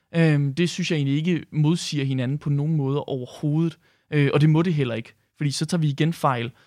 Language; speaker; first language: Danish; native; Danish